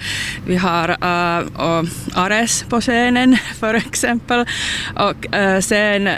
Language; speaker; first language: Swedish; non-native, local second language; Finnish